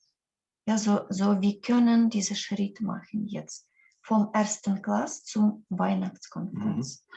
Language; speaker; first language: German; non-native, learner; Russian